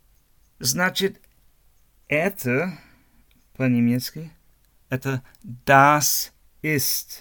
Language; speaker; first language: Russian; non-native, learner; German